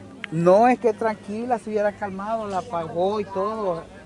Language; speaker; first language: Spanish; native; Spanish